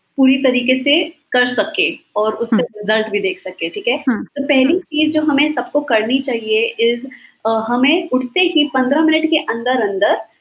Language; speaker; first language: Hindi; native; Hindi